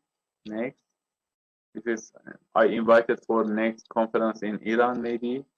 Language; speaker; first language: English; non-native, learner; Persian